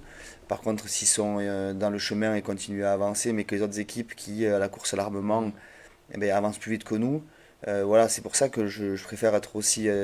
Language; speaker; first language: French; native; French